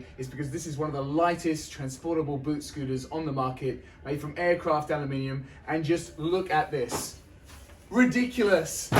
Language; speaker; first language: English; native; English